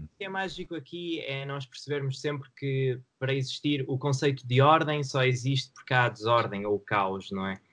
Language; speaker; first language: Portuguese; native; Portuguese